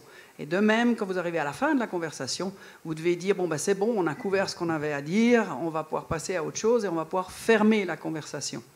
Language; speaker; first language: French; native; French